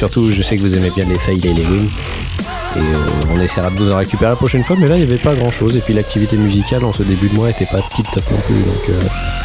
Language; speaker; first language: French; native; French